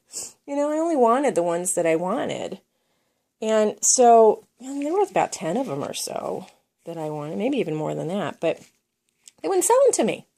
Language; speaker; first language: English; native; English